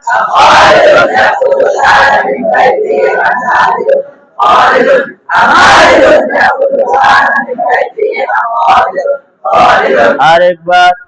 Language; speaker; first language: Arabic; non-native, learner; Bangla